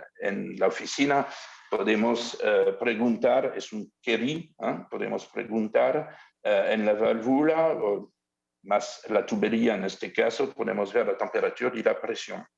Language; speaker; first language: Spanish; non-native, learner; French